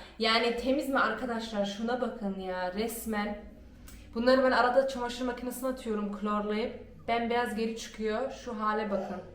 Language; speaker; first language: Turkish; early bilingual, heritage; Turkish